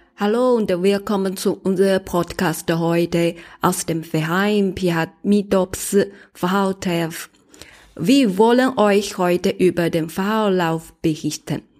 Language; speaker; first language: German; non-native, learner; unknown